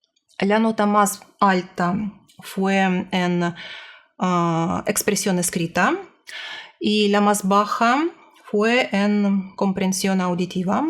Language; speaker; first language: Spanish; non-native, learner; Russian